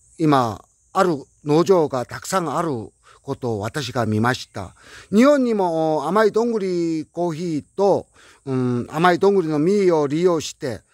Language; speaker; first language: Japanese; non-native, learner; Korean